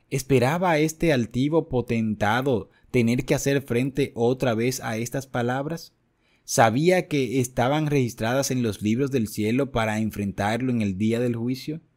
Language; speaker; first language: Spanish; native; Spanish